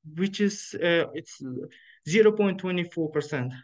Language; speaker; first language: English; non-native, fluent; Uzbek